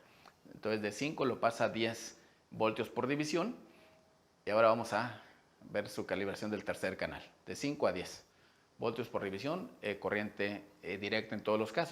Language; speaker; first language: Spanish; native; Spanish